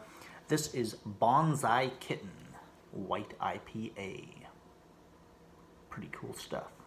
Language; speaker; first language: English; native; English